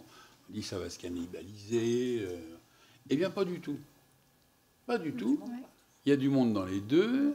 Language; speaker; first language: French; native; French